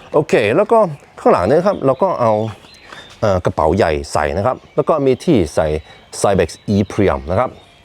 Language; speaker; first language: Thai; non-native, fluent; Norwegian